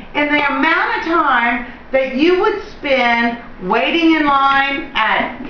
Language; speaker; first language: English; native; English